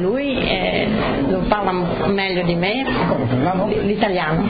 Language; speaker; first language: Italian; native; Italian